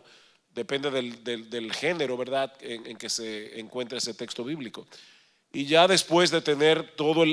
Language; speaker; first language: Spanish; native; Spanish